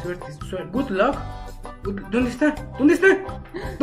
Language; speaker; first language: Spanish; native; Spanish